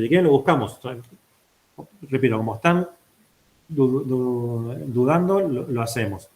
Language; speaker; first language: Spanish; native; Spanish